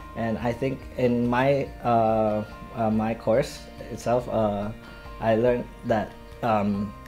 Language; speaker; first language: English; non-native, fluent; Indonesian